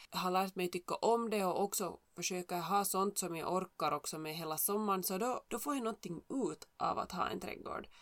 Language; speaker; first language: Swedish; native; Swedish